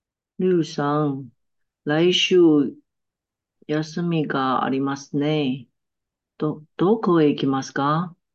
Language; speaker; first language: Japanese; non-native, learner; Chinese